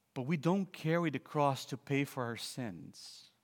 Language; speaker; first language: English; non-native, fluent; Portuguese